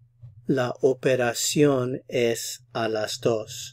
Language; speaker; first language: Spanish; non-native, fluent; English